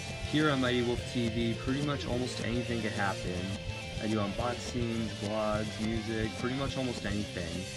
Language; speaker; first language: English; native; English